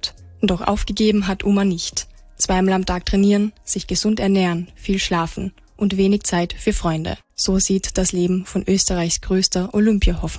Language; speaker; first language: German; native; German